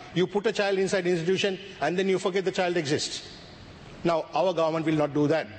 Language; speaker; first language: English; non-native, local second language; Sinhala